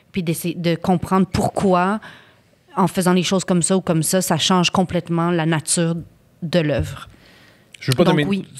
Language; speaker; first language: French; native; French